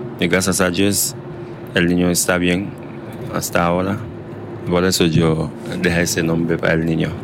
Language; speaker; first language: Spanish; non-native, learner; Haitian Creole